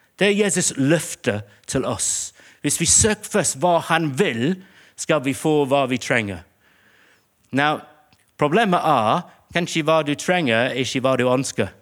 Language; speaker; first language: Norwegian; non-native, fluent; English